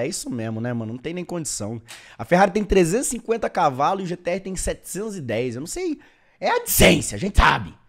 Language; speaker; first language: Portuguese; native; Portuguese